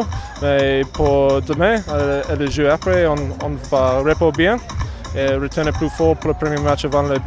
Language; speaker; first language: French; non-native, learner; English